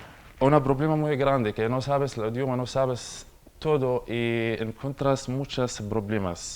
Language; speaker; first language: Spanish; non-native, learner; Arabic